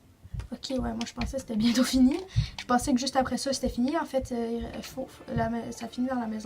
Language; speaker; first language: French; native; French